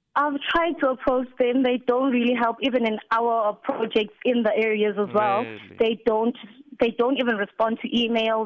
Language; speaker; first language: English; non-native, local second language; Southern Sotho